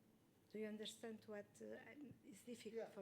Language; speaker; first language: English; non-native, learner; Portuguese